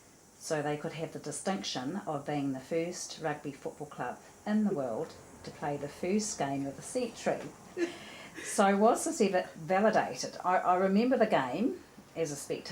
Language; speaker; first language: English; native; English